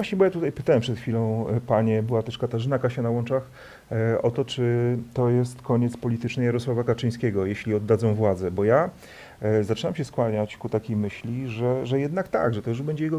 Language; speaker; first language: Polish; native; Polish